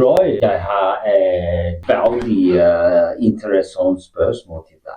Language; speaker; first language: Norwegian; non-native, learner; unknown